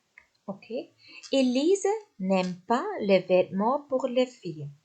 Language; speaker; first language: French; non-native, fluent; Dutch